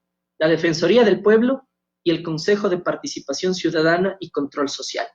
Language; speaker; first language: Spanish; native; Spanish